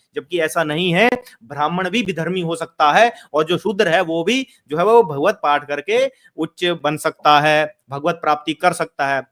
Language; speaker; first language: Hindi; native; Hindi